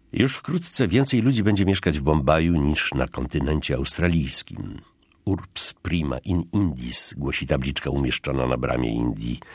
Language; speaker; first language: Polish; native; Polish